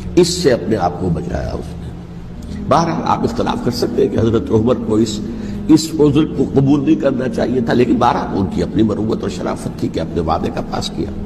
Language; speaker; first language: Urdu; native; Urdu